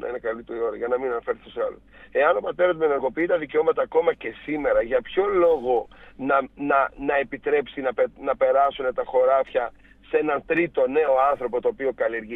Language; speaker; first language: Greek; native; Greek